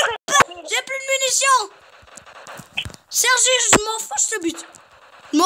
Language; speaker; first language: French; native; French